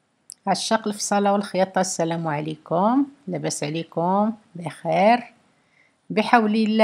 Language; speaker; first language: Arabic; native; Arabic